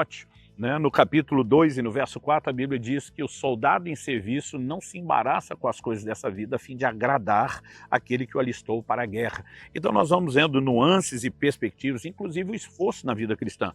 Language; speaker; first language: Portuguese; native; Portuguese